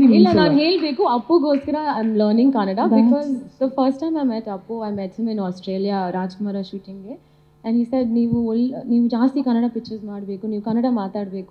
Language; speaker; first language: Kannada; non-native, learner; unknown